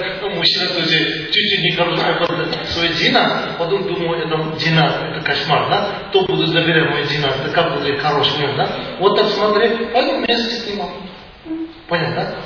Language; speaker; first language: Russian; non-native, learner; Tibetan